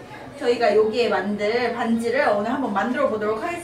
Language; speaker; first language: Korean; native; Korean